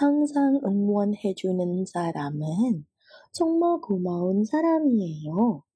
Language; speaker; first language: Korean; non-native, fluent; Indonesian